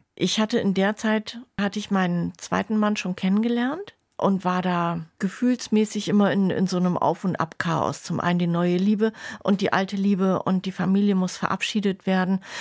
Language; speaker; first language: German; native; German